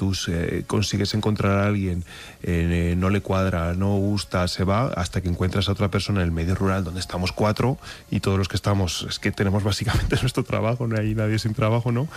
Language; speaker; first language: Spanish; native; Spanish